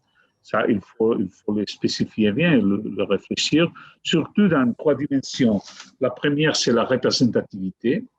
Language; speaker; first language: French; non-native, fluent; Catalan